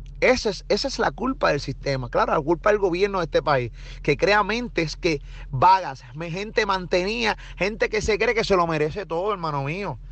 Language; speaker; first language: Spanish; native; Spanish